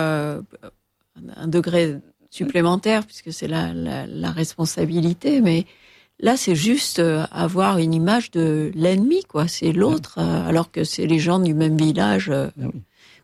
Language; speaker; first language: French; native; French